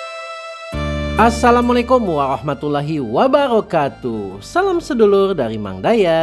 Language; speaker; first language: Indonesian; native; Indonesian